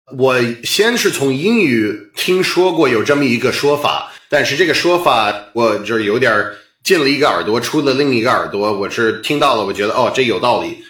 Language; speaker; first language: Chinese; non-native, fluent; English